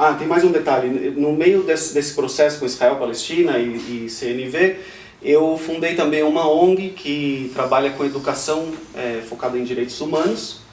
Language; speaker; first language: Portuguese; non-native, fluent; Hebrew